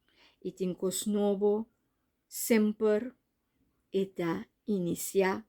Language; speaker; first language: Portuguese; non-native, learner; Papiamento